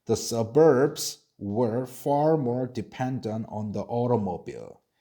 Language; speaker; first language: English; non-native, fluent; Korean